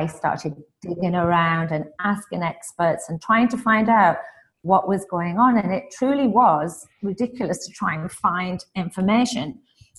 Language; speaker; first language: English; native; English